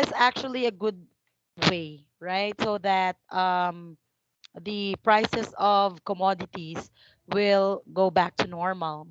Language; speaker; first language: English; non-native, fluent; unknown